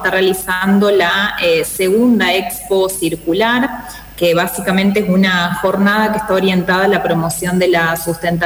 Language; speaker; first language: Spanish; native; Spanish